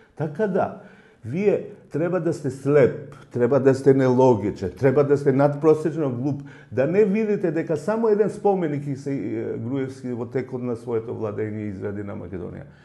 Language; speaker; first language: Macedonian; non-native, local second language; Albanian